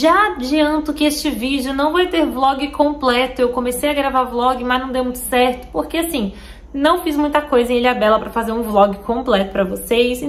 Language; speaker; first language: Portuguese; native; Portuguese